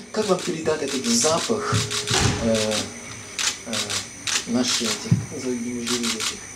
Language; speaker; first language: Russian; non-native, fluent; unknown